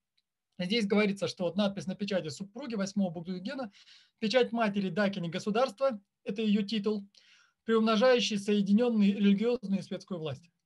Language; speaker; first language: Russian; native; Russian